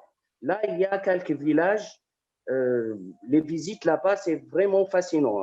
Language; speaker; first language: French; non-native, fluent; Arabic